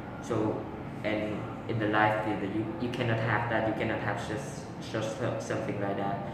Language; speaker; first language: English; non-native, learner; Vietnamese